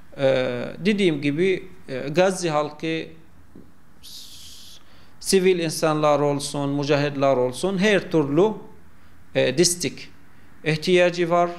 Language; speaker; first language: Turkish; non-native, fluent; Arabic